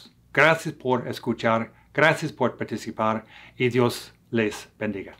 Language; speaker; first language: Spanish; non-native, fluent; English